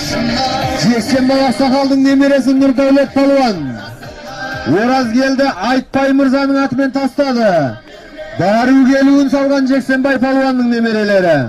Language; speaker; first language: Kazakh; native; Kazakh